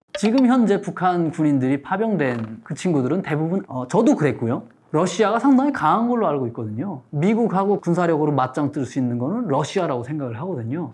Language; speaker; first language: Korean; native; Korean